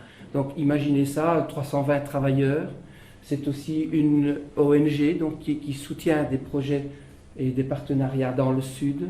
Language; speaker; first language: French; native; French